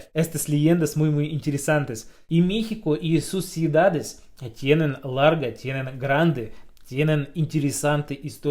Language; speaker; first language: Spanish; non-native, fluent; Russian